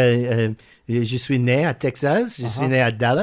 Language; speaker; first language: French; non-native, learner; English